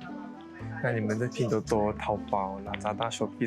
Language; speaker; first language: Chinese; native; Chinese